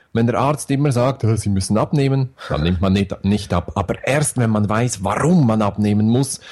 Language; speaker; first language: German; native; German